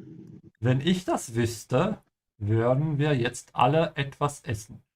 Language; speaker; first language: German; non-native, fluent; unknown